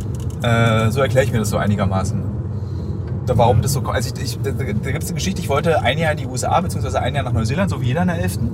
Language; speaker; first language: German; native; German